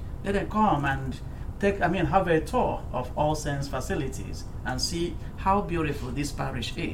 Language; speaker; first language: English; non-native, local second language; Igbo